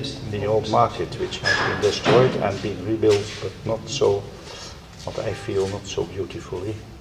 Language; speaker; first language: English; non-native, fluent; Dutch